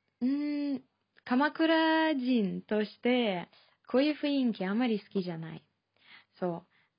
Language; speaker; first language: Japanese; non-native, fluent; Chinese